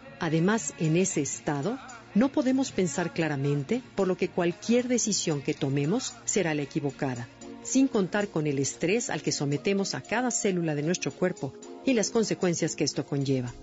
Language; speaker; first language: Spanish; native; Spanish